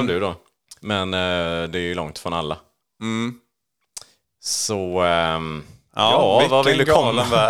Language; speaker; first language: Swedish; native; Swedish